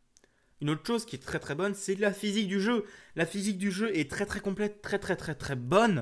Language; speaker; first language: French; native; French